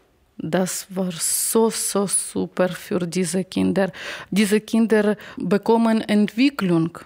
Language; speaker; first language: German; non-native, learner; Ukrainian